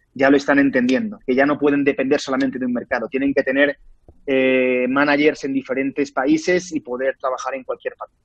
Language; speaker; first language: Spanish; native; Spanish